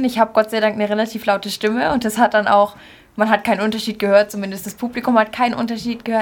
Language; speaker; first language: German; native; German